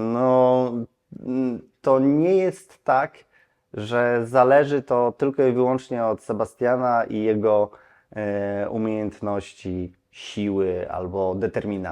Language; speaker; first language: Polish; native; Polish